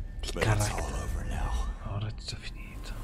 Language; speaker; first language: Italian; native; Italian